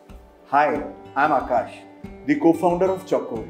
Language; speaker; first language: English; non-native, local second language; Hindi